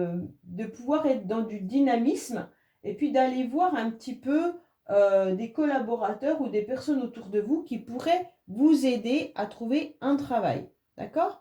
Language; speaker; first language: French; native; French